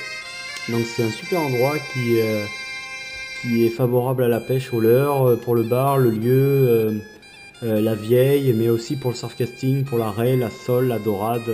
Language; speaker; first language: French; native; French